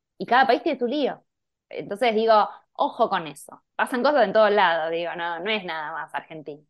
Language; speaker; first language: Spanish; native; Spanish